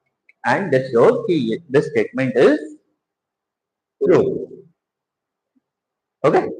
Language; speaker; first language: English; non-native, local second language; Hindi